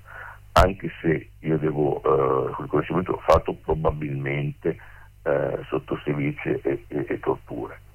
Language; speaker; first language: Italian; native; Italian